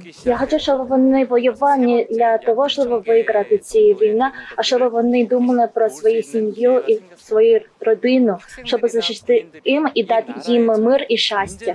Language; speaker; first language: Ukrainian; non-native, learner; Korean